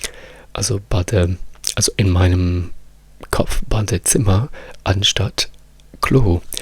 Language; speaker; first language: German; non-native, fluent; Italian